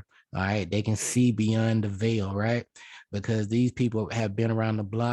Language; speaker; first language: English; native; English